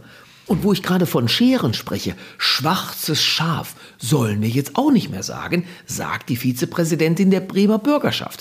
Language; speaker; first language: German; native; German